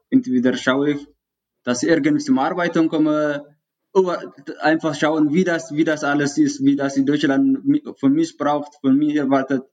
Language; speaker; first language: German; non-native, learner; Tigrinya